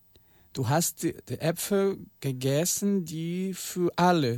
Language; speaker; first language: German; non-native, learner; Portuguese